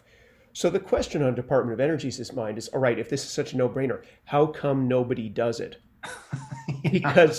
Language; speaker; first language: English; native; English